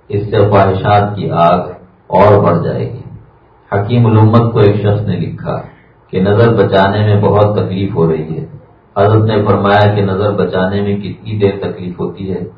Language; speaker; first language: Urdu; native; Urdu